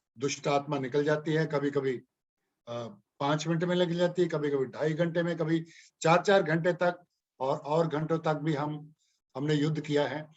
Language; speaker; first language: Hindi; non-native, local second language; Punjabi